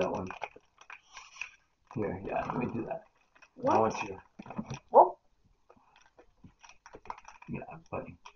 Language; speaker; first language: English; native; English